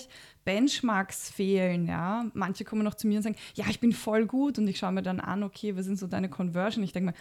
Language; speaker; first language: German; native; German